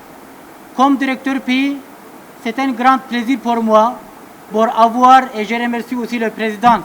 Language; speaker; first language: French; non-native, learner; Turkish